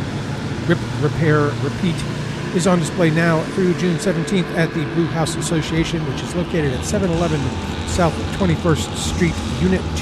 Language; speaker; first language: English; native; English